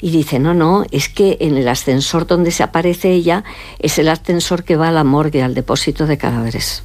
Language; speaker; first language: Spanish; native; Spanish